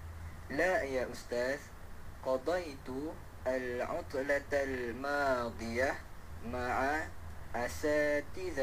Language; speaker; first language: Arabic; non-native, learner; Malay